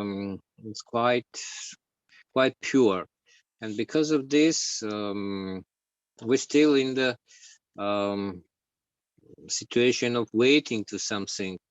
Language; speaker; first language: English; non-native, learner; Georgian